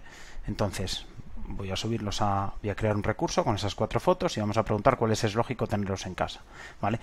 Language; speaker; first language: Spanish; native; Spanish